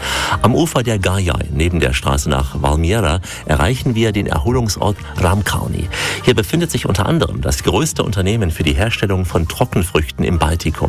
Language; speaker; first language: German; native; German